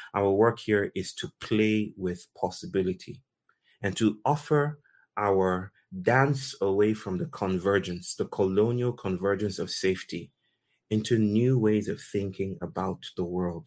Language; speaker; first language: English; non-native, local second language; Yoruba